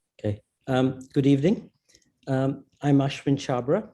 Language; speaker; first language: English; non-native, local second language; Hindi